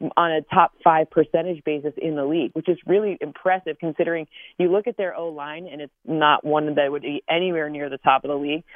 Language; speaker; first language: English; native; English